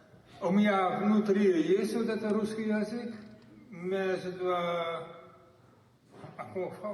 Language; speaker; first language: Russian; non-native, learner; Polish